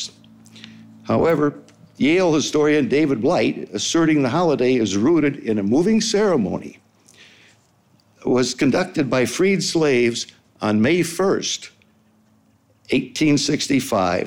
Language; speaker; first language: English; native; English